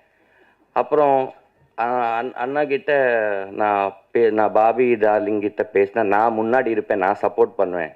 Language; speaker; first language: Tamil; non-native, learner; Telugu